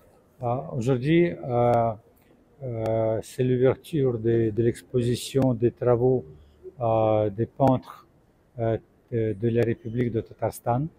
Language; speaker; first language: French; non-native, fluent; Russian